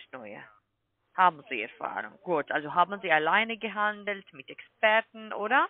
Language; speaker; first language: German; non-native, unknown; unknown